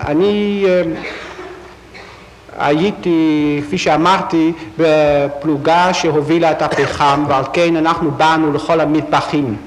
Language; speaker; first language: Hebrew; non-native, fluent; Dutch